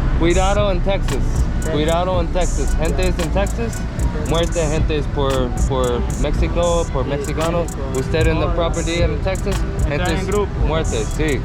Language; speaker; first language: Spanish; non-native, learner; English